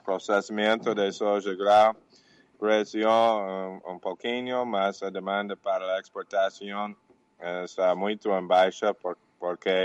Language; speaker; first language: Portuguese; non-native, learner; English